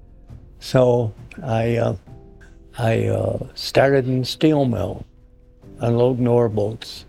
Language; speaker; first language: English; native; English